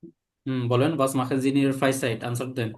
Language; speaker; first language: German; non-native, learner; Bangla